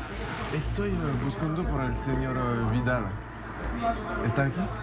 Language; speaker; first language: Spanish; non-native, learner; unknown